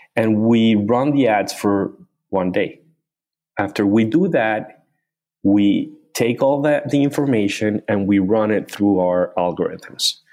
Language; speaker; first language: English; non-native, fluent; Spanish